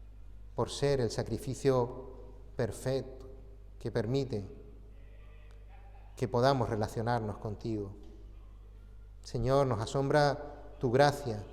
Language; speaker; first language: Spanish; native; Spanish